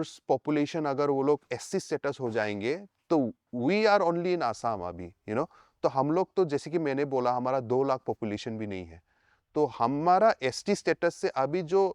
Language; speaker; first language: Hindi; non-native, local second language; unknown